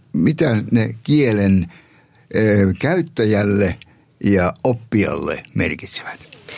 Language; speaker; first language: Finnish; native; Finnish